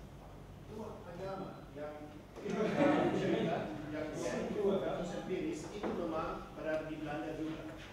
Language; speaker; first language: Indonesian; non-native, fluent; Dutch